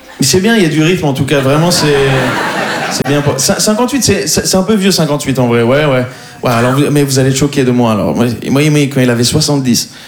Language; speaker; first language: French; native; French